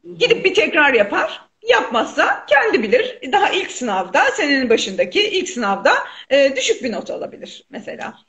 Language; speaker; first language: Turkish; native; Turkish